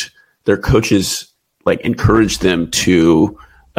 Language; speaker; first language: English; native; English